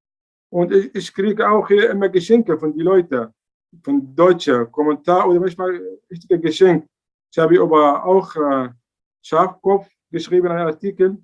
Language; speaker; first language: German; non-native, learner; Arabic